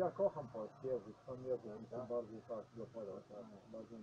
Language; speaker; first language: Polish; non-native, learner; Ukrainian